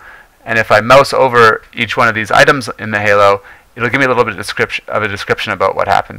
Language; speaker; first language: English; native; English